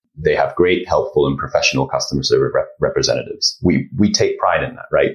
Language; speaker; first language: English; early bilingual, other home language; Japanese